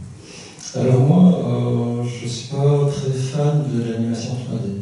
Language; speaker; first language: French; early bilingual, other home language; Korean